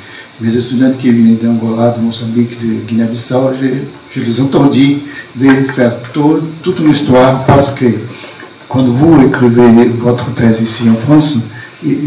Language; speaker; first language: French; non-native, fluent; Portuguese